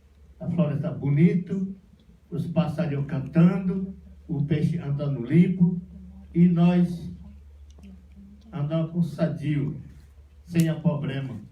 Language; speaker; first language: Portuguese; non-native, local second language; Yanomámi